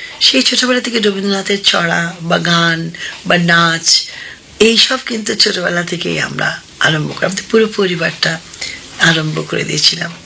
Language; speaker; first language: Bangla; non-native, local second language; Hindi